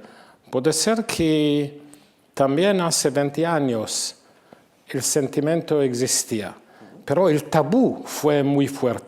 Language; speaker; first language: Spanish; non-native, fluent; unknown